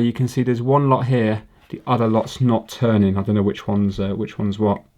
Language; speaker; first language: English; native; English